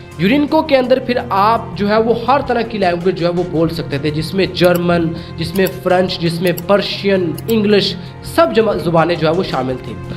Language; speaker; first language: Urdu; non-native, local second language; Sindhi